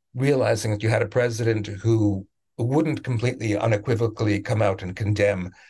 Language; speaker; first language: English; native; English